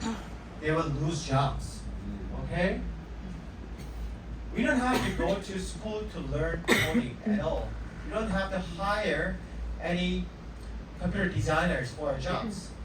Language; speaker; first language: English; non-native, fluent; Korean